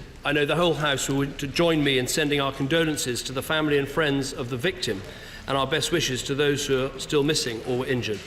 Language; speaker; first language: English; native; English